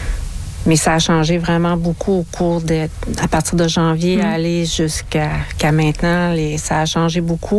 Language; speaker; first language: French; native; French